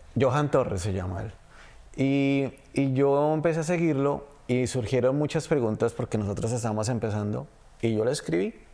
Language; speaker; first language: Spanish; native; Spanish